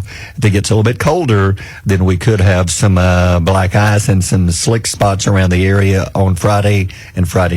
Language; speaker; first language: English; native; English